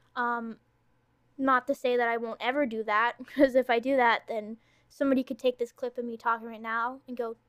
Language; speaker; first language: English; native; English